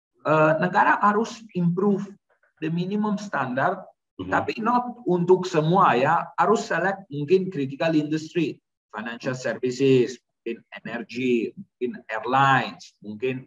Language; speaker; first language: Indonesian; non-native, learner; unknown